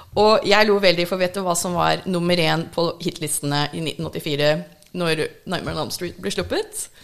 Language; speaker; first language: Norwegian; early bilingual, other home language; English